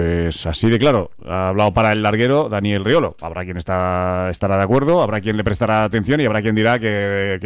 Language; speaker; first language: Spanish; native; Spanish